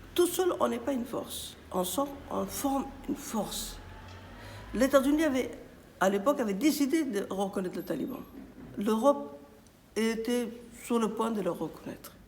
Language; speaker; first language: French; non-native, fluent; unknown